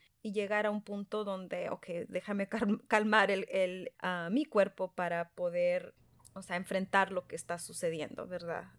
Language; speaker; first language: Spanish; early bilingual, heritage; Spanish